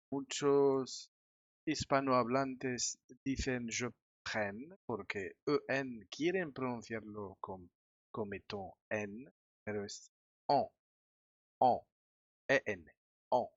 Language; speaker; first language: Spanish; non-native, fluent; French